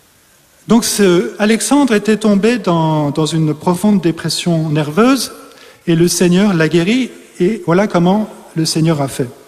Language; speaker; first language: French; native; French